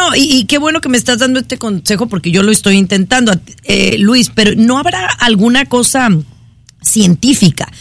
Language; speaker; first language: Spanish; native; Spanish